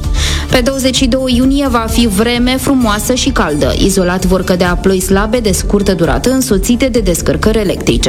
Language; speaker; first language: Romanian; native; Romanian